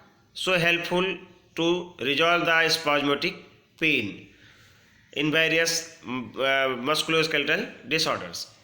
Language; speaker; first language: English; non-native, local second language; Hindi